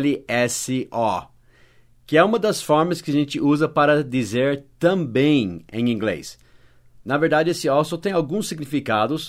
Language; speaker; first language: Portuguese; non-native, fluent; English